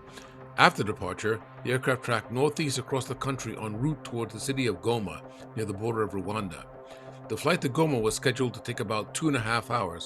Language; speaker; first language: English; native; English